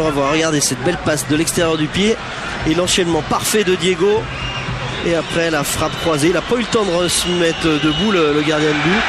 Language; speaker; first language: French; native; French